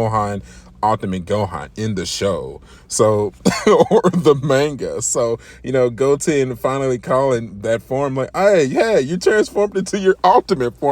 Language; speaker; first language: English; native; English